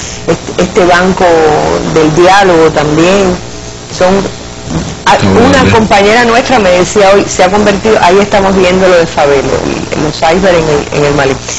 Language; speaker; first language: Spanish; native; Spanish